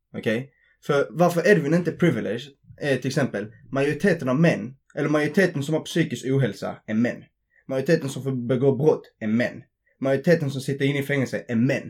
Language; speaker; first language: Swedish; early bilingual, other home language; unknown